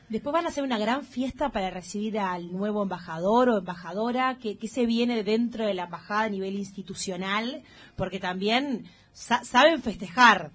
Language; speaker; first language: Spanish; native; Spanish